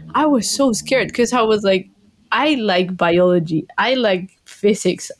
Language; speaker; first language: English; non-native, fluent; Spanish